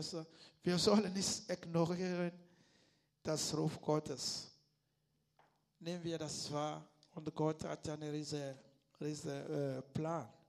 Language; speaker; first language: German; non-native, learner; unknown